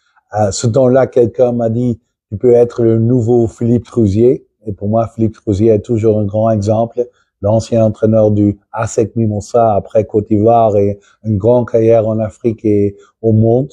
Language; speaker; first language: French; non-native, fluent; Dutch